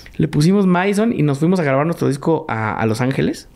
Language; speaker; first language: Spanish; native; Spanish